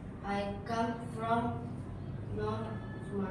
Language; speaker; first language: English; non-native, learner; Indonesian